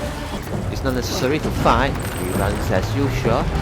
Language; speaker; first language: English; non-native, learner; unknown